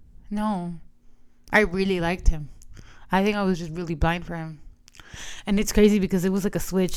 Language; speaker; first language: English; early bilingual, other home language; Spanish